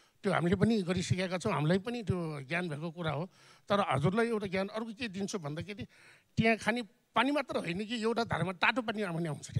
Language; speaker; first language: Nepali; non-native, local second language; Newari